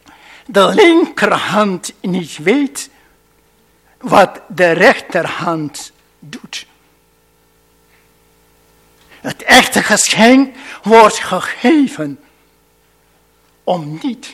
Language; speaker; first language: Dutch; non-native, fluent; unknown